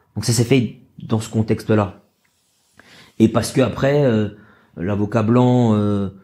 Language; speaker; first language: French; native; French